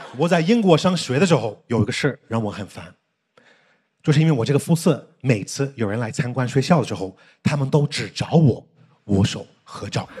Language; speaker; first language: Chinese; early bilingual, heritage; Chinese